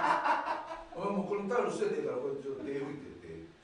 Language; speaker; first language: Japanese; native; Japanese